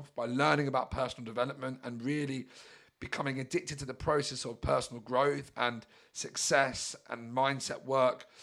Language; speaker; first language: English; native; English